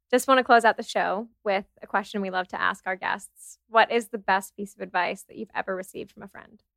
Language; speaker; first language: English; native; English